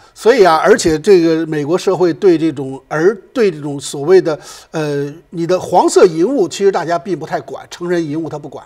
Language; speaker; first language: Chinese; native; Chinese